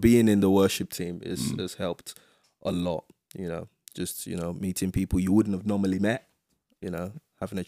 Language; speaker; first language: English; non-native, local second language; Yoruba